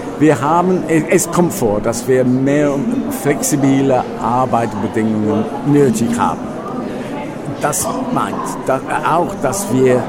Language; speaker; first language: German; non-native, fluent; English